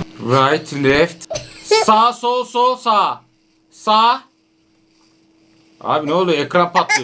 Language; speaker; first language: Turkish; native; Turkish